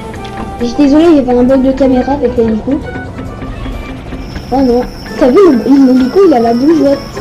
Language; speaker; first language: French; native; French